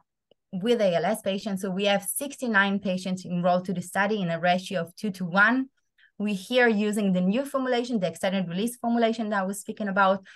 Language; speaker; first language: English; non-native, fluent; Hebrew